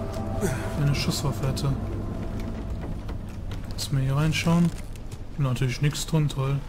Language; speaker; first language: German; native; German